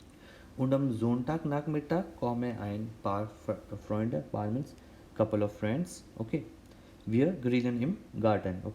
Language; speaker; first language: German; non-native, learner; Hindi